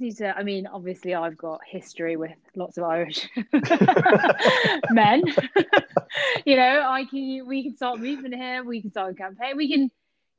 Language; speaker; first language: English; native; English